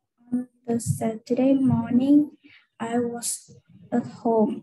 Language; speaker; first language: English; non-native, learner; Vietnamese